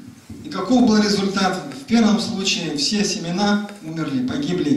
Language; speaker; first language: Russian; native; Russian